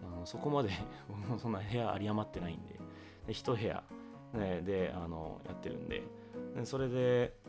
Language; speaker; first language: Japanese; early bilingual, heritage; English